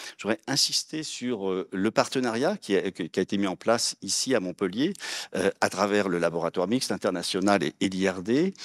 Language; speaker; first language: French; native; French